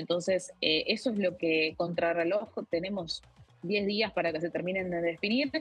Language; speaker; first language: Spanish; native; Spanish